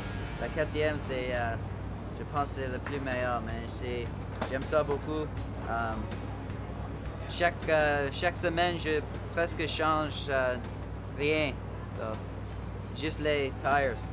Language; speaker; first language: French; non-native, local second language; English